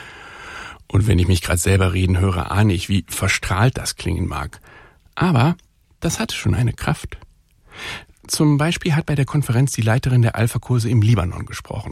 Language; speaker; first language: German; native; German